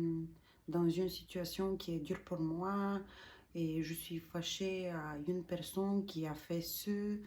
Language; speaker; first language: French; non-native, learner; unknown